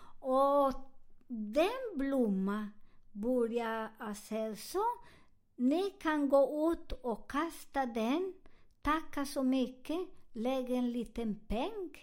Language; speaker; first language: Swedish; non-native, learner; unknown